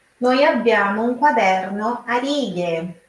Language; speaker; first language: Italian; non-native, fluent; Portuguese